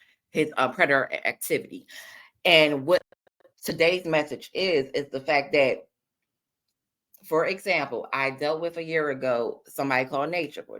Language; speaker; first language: English; native; English